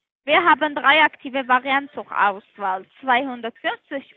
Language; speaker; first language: German; non-native, learner; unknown